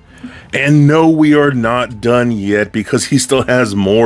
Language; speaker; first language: English; native; English